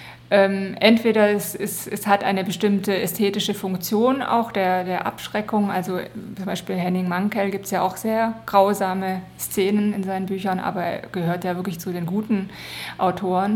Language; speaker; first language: German; native; German